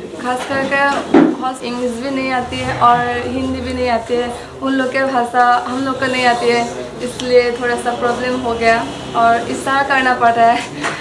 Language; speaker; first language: Hindi; non-native, local second language; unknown